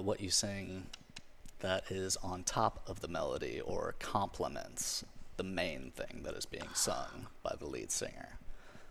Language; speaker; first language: English; native; English